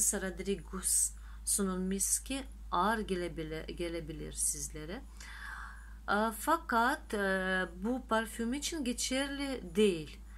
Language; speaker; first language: Turkish; non-native, fluent; Russian